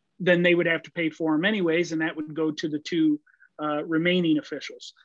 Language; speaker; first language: English; native; English